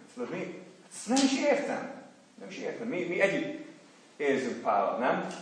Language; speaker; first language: Hungarian; non-native, fluent; English